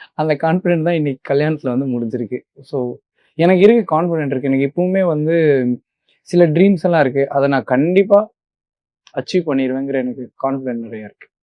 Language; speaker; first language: Tamil; native; Tamil